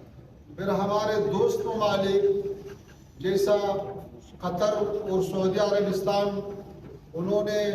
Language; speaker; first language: Hindi; non-native, fluent; Pashto